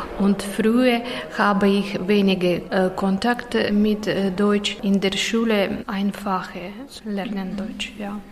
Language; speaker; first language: German; non-native, learner; Russian